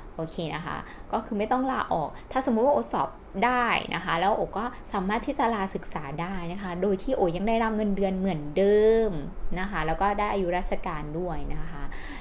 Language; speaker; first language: Thai; native; Thai